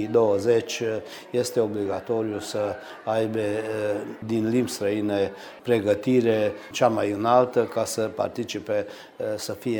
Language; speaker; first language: Romanian; early bilingual, heritage; Romanian